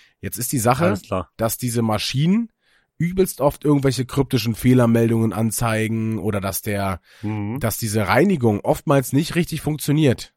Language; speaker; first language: German; native; German